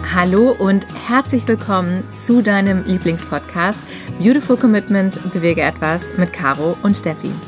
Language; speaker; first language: German; native; German